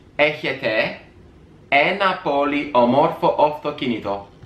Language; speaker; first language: Romanian; native; Romanian